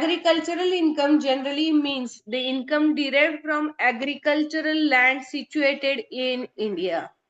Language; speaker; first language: English; non-native, local second language; Hindi